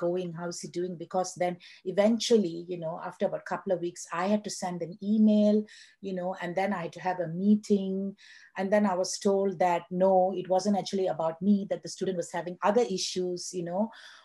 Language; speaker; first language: English; non-native, local second language; Tamil